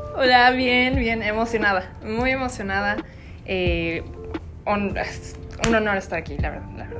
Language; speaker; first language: Spanish; native; Spanish